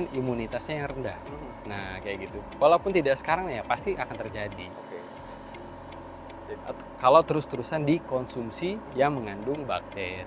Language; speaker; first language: Indonesian; native; Indonesian